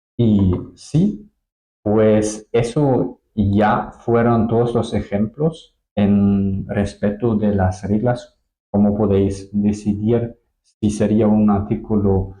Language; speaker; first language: Spanish; non-native, fluent; German